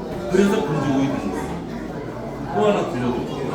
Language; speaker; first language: Korean; native; Korean